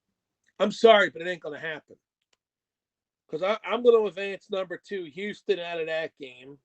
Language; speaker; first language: English; native; English